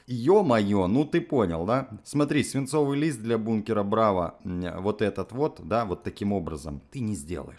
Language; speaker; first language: Russian; native; Russian